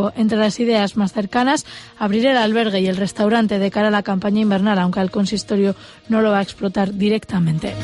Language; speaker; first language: Spanish; native; Spanish